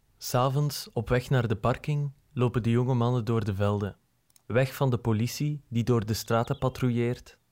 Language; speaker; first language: Dutch; native; Dutch